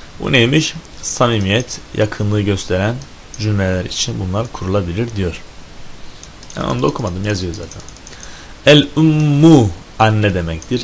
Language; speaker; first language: Turkish; native; Turkish